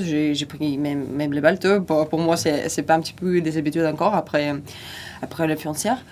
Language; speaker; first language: French; non-native, fluent; Russian